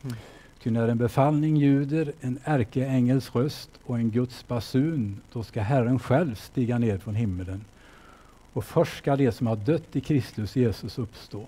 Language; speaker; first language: Swedish; native; Swedish